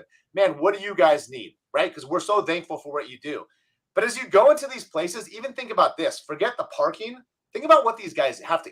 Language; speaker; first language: English; native; English